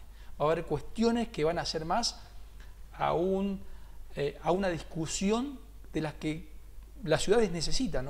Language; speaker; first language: Spanish; native; Spanish